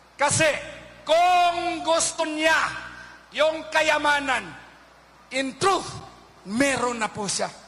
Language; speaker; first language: Filipino; non-native, local second language; Cebuano